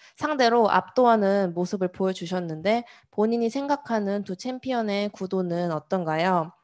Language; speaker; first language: Korean; native; Korean